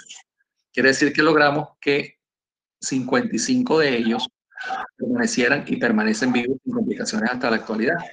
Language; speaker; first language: Spanish; native; Spanish